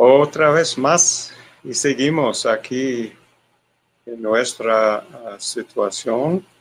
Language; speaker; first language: Spanish; non-native, learner; English